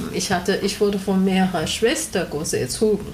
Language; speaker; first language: German; non-native, learner; Chinese